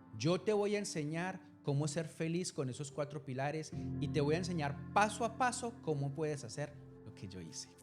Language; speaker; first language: Spanish; native; Spanish